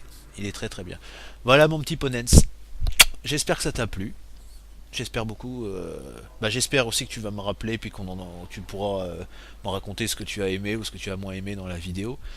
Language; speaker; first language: French; native; French